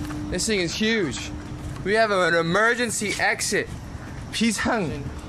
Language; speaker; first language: English; early bilingual, other home language; Korean